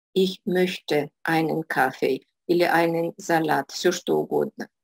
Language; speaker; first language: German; non-native, fluent; Russian